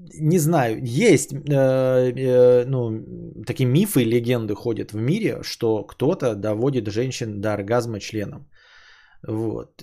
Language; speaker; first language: Russian; native; Russian